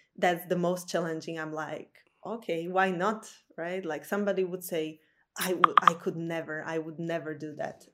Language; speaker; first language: English; non-native, fluent; Slovak